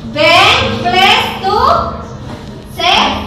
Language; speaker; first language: English; non-native, learner; Indonesian